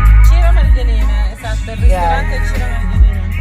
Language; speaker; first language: Italian; native; Italian